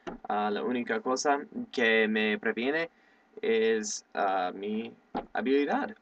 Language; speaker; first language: Spanish; non-native, learner; English